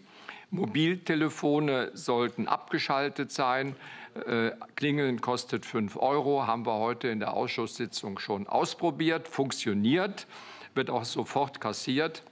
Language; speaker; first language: German; native; German